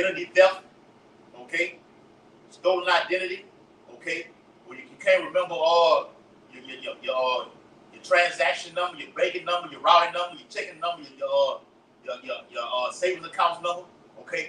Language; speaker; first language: English; native; English